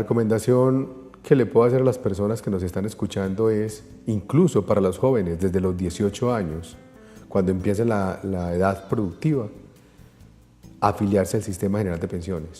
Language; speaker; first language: Spanish; native; Spanish